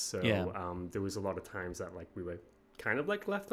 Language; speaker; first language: English; native; English